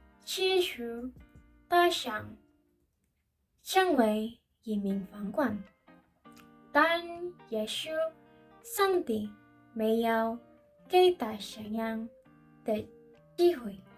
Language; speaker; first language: Chinese; non-native, learner; Indonesian